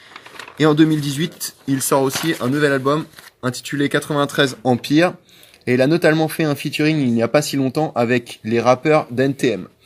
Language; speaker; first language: French; native; French